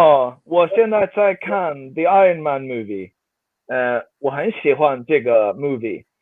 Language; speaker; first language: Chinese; non-native, fluent; Swedish